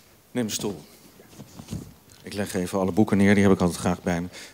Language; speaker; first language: Dutch; native; Dutch